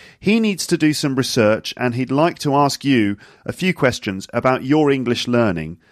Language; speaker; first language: English; native; English